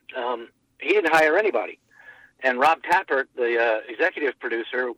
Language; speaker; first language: English; native; English